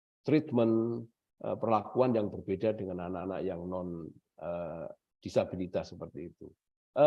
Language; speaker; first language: Indonesian; native; Indonesian